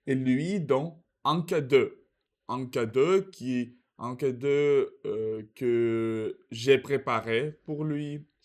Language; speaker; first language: French; non-native, learner; Russian